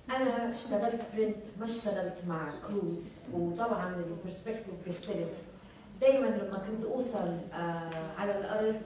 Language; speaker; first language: Arabic; early bilingual, heritage; Arabic